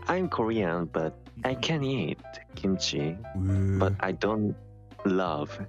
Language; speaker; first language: English; non-native, learner; Korean